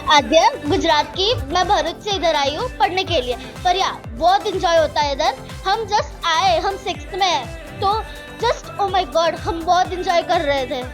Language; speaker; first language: Hindi; non-native, local second language; Gujarati